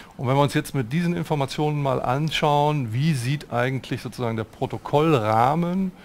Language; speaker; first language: German; native; German